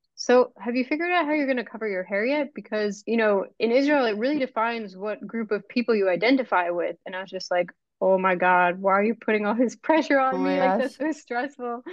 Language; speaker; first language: English; native; English